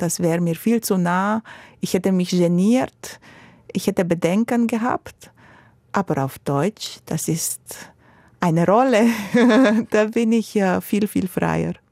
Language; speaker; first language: German; non-native, fluent; Romanian